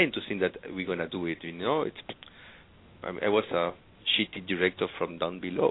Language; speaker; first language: English; non-native, fluent; Spanish